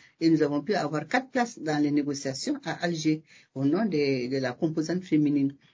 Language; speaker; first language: French; non-native, local second language; Bambara